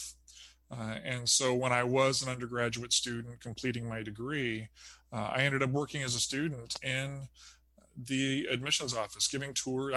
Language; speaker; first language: English; native; English